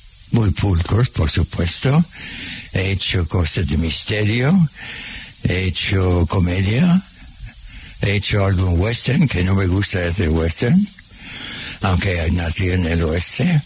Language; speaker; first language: Spanish; non-native, fluent; English